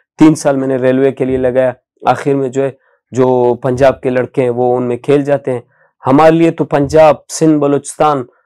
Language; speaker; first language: Urdu; non-native, local second language; Baluchi